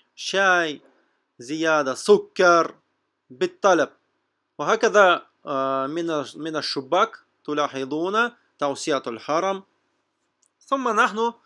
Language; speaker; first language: Arabic; non-native, fluent; Russian